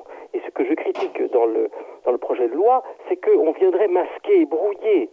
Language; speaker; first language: French; native; French